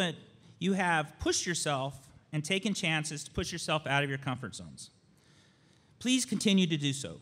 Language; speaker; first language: English; native; English